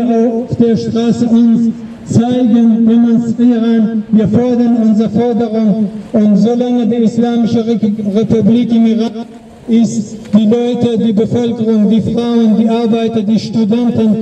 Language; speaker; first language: German; non-native, learner; Persian